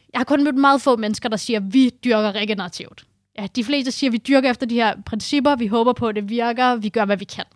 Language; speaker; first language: Danish; native; Danish